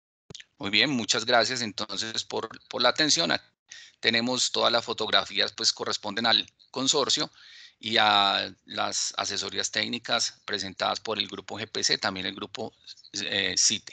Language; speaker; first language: Spanish; native; Spanish